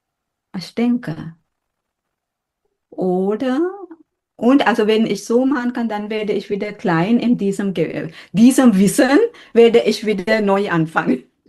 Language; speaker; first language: German; non-native, fluent; Sinhala